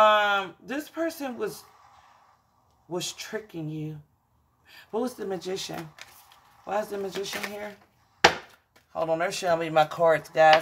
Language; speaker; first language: English; native; English